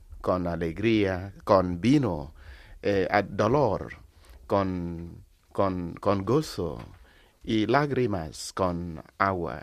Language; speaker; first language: Spanish; non-native, learner; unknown